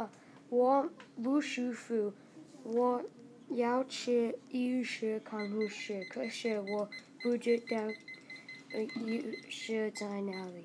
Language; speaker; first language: Chinese; non-native, learner; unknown